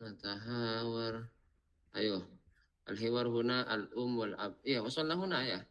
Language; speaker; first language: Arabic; non-native, fluent; Indonesian